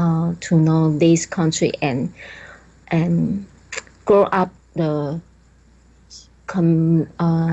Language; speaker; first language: English; non-native, learner; Chinese